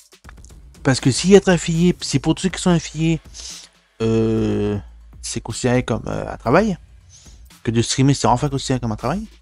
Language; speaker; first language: French; native; French